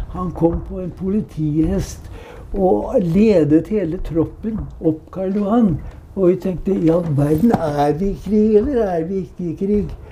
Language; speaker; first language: Norwegian; native; Norwegian